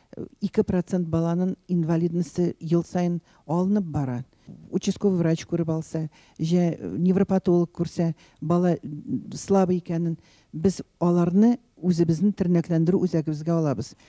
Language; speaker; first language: Tatar; native; Tatar